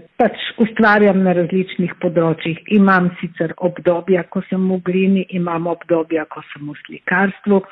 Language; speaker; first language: Slovenian; native; Slovenian